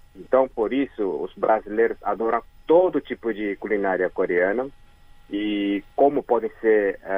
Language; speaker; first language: Portuguese; early bilingual, other home language; Korean